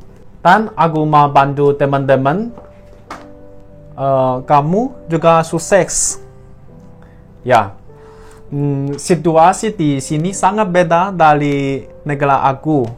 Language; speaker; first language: Indonesian; non-native, learner; Chinese